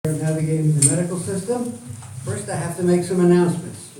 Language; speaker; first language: English; native; English